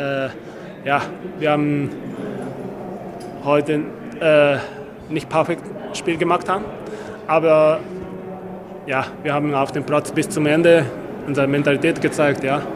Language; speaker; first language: German; non-native, learner; Japanese